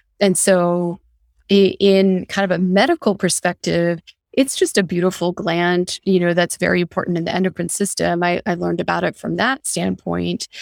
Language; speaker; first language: English; early bilingual, other home language; Hindi